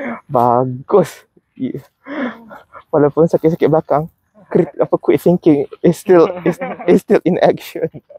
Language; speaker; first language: English; non-native, local second language; Malay